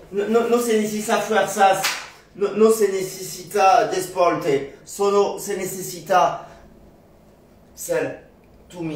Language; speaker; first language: Spanish; non-native, learner; French